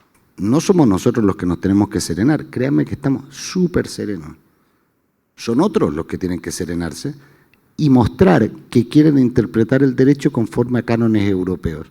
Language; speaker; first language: Spanish; native; Spanish